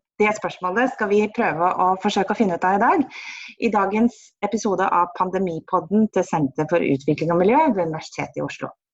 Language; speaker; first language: Norwegian; native; Norwegian